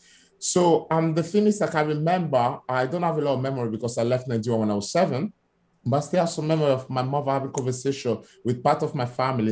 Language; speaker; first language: English; non-native, fluent; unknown